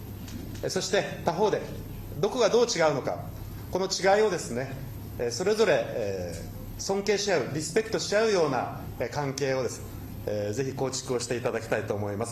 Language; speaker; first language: Japanese; native; Japanese